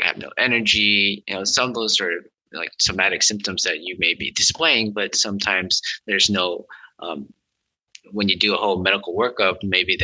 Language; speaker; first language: English; early bilingual, other home language; Vietnamese